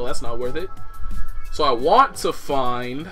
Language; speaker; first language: English; native; English